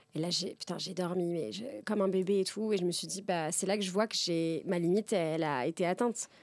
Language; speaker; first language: French; native; French